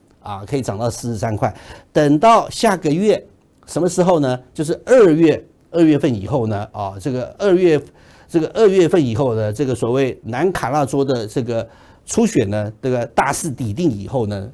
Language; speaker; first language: Chinese; native; Chinese